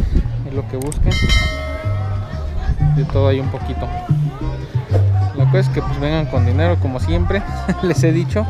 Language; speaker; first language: Spanish; native; Spanish